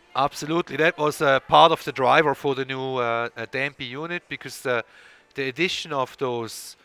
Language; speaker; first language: English; non-native, fluent; Swiss German